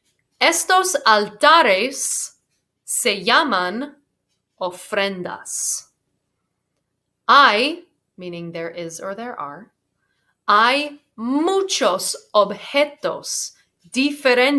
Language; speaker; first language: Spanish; non-native, fluent; English